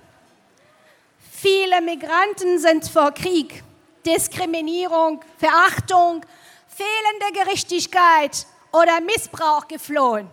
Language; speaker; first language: German; non-native, fluent; Arabic